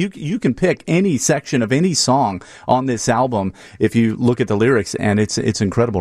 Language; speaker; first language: English; native; English